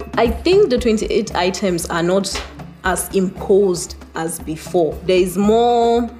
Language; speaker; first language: English; non-native, local second language; Hausa